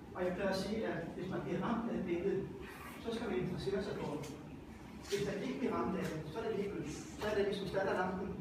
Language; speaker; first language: Danish; non-native, local second language; Faroese